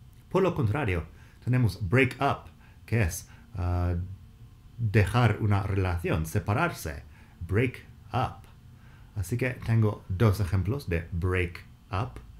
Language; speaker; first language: Spanish; non-native, fluent; English